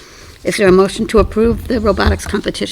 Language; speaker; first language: English; native; English